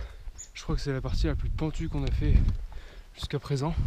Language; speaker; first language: French; native; French